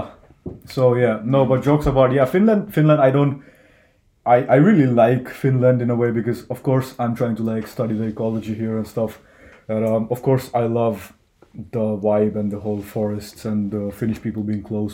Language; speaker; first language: English; non-native, local second language; Hindi